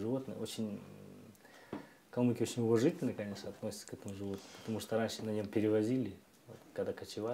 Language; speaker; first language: Russian; non-native, local second language; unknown